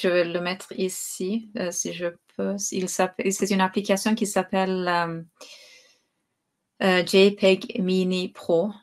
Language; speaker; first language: French; non-native, fluent; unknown